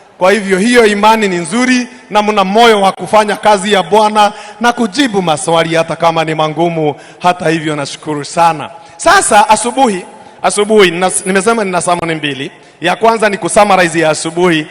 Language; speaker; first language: Swahili; non-native, local second language; Kikuyu